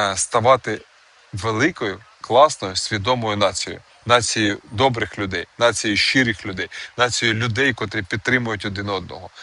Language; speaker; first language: Ukrainian; non-native, local second language; Russian